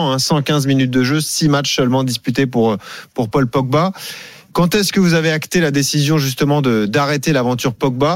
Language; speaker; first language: French; native; French